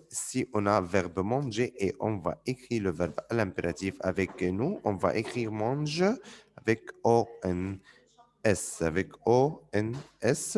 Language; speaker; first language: French; non-native, fluent; Arabic